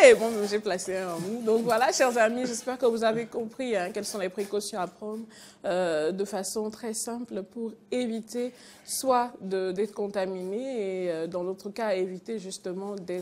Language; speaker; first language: French; non-native, local second language; Fon